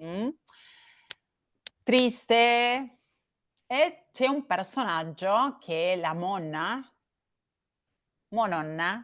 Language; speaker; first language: Italian; non-native, learner; Spanish